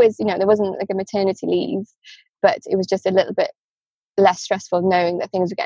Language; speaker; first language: English; native; English